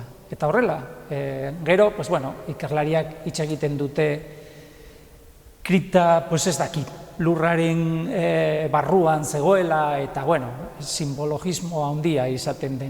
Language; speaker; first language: Basque; non-native, local second language; Spanish